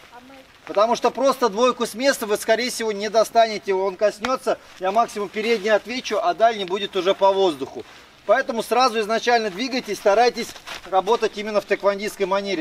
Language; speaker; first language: Russian; native; Russian